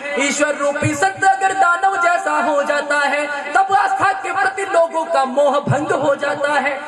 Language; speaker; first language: Hindi; native; Hindi